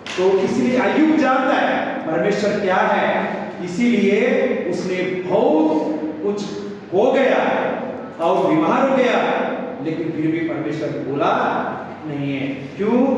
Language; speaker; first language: Hindi; non-native, local second language; Telugu